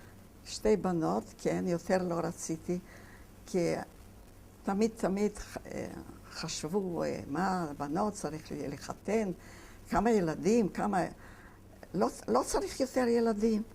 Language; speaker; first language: Hebrew; non-native, fluent; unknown